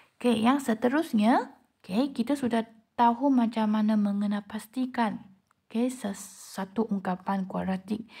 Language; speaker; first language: Malay; non-native, local second language; Chinese